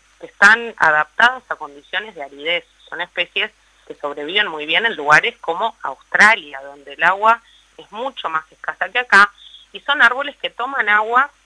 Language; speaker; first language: Spanish; native; Spanish